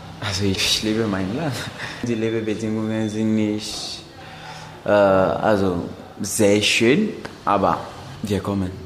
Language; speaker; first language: German; non-native, learner; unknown